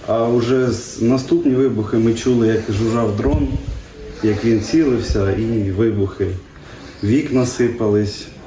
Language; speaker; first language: Ukrainian; native; Ukrainian